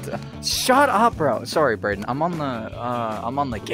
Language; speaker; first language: English; native; English